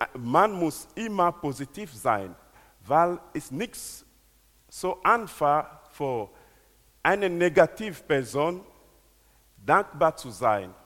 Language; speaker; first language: German; non-native, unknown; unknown